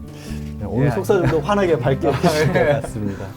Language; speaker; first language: Korean; native; Korean